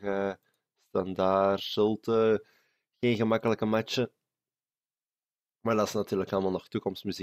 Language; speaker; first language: Dutch; native; Dutch